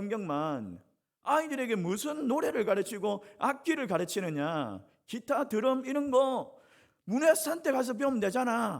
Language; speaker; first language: Korean; native; Korean